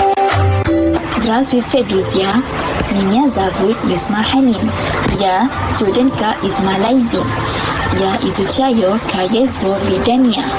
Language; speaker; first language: Russian; non-native, learner; Malay